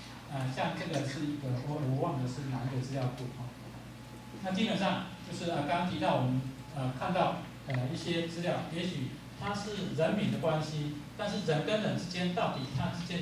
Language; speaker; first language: Chinese; native; Chinese